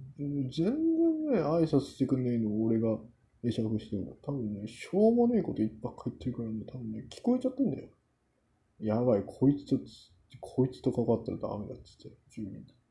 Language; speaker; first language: Japanese; non-native, fluent; Korean